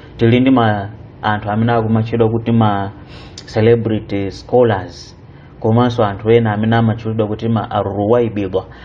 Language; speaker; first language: Nyanja; native; Nyanja